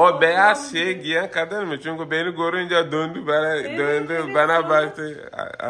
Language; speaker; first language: Turkish; non-native, fluent; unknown